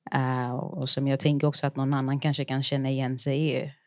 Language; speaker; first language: Swedish; early bilingual, other home language; Yoruba